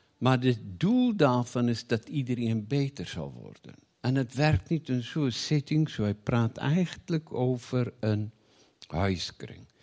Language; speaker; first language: Dutch; non-native, fluent; Afrikaans